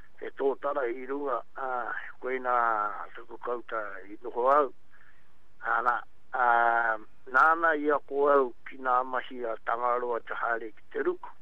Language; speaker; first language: Māori; native; Māori